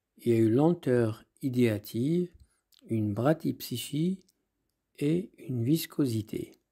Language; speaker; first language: French; non-native, local second language; Arabic